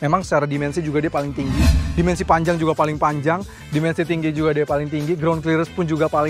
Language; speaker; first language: Indonesian; native; Indonesian